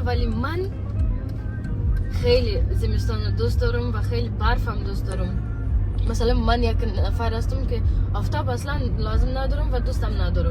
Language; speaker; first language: Persian; early bilingual, heritage; Persian